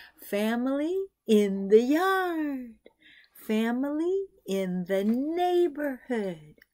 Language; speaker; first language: English; native; English